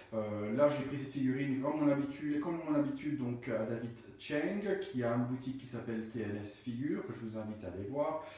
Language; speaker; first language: French; native; French